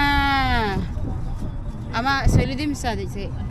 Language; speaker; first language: Turkish; non-native, learner; Filipino